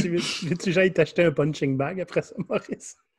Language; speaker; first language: French; native; French